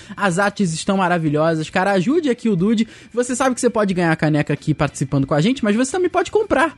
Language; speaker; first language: Portuguese; native; Portuguese